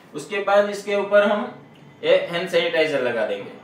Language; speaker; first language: Hindi; non-native, local second language; Gujarati